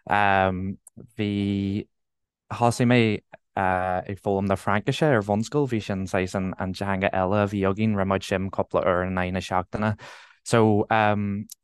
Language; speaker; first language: Irish; non-native, local second language; English